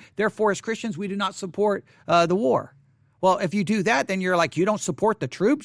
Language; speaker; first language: English; native; English